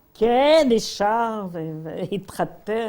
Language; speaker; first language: Hebrew; non-native, fluent; Yiddish